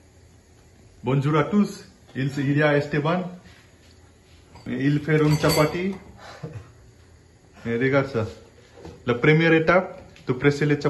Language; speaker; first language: French; non-native, learner; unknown